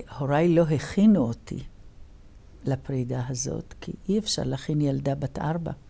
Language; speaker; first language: Hebrew; early bilingual, other home language; Polish